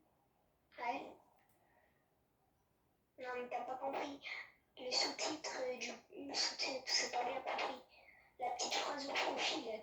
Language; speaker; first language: French; native; French